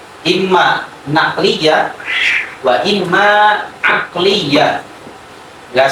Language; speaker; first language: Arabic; non-native, fluent; Indonesian